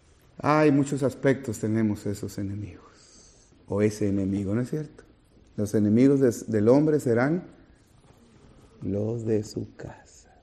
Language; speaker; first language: Spanish; native; Spanish